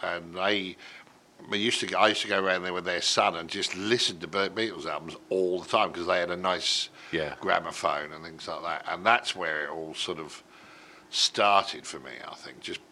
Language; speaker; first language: English; native; English